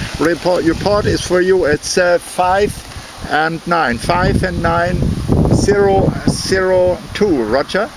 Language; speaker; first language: English; non-native, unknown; German